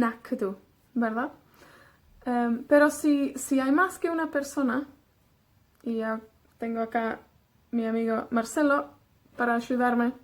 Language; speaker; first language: Spanish; non-native, fluent; Welsh